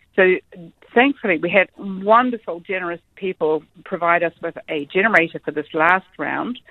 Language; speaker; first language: English; native; English